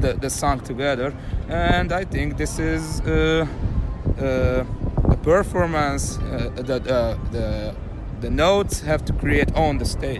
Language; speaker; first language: English; non-native, learner; Hungarian